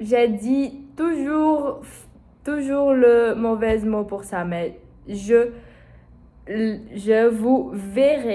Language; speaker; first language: French; non-native, learner; Portuguese